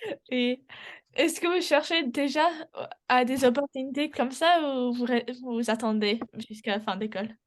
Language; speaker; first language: French; non-native, learner; English